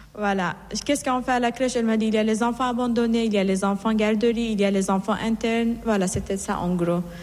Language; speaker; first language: French; non-native, fluent; Persian